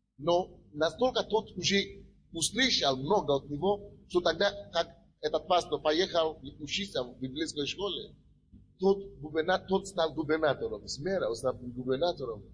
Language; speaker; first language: Russian; non-native, fluent; Yoruba